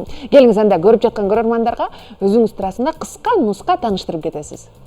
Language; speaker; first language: Kyrgyz; native; Kyrgyz